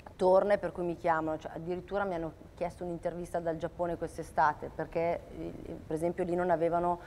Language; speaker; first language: Italian; native; Italian